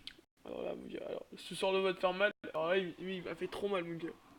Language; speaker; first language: French; native; French